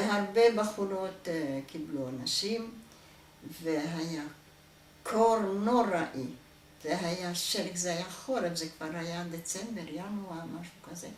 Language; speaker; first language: Hebrew; non-native, fluent; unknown